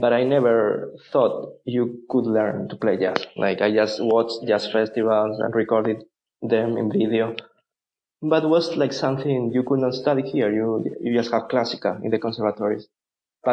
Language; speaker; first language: English; non-native, fluent; Spanish